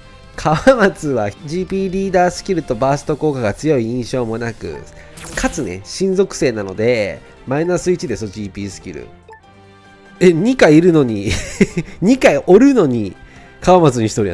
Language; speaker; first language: Japanese; native; Japanese